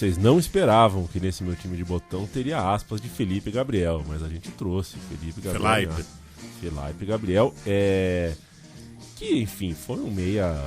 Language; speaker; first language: Portuguese; native; Portuguese